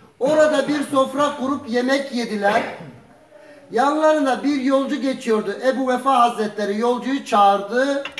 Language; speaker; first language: Turkish; early bilingual, heritage; Turkish